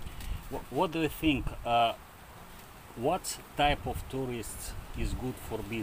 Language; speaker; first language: English; non-native, learner; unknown